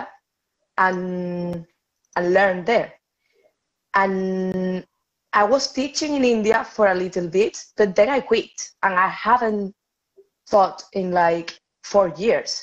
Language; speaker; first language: English; non-native, fluent; Spanish